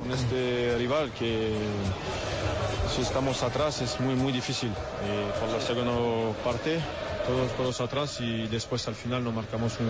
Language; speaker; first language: Spanish; non-native, learner; French